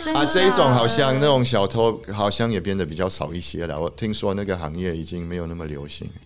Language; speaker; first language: Chinese; non-native, fluent; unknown